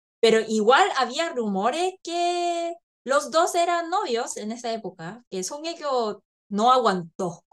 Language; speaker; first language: Spanish; non-native, fluent; Korean